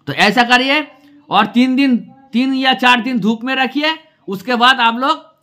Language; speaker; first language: Hindi; non-native, local second language; Bangla